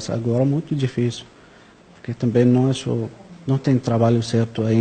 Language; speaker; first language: Portuguese; non-native, learner; Arabic